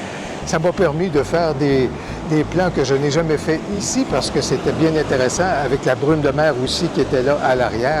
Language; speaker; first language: French; native; French